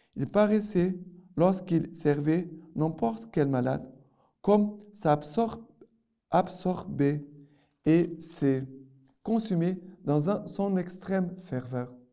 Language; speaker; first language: French; non-native, fluent; Portuguese